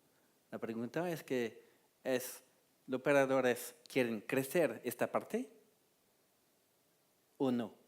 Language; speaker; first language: Spanish; non-native, fluent; French